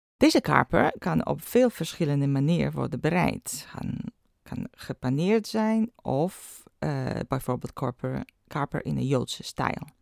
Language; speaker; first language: Dutch; non-native, fluent; Polish